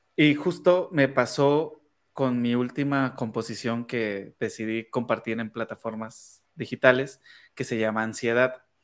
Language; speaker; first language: Spanish; native; Spanish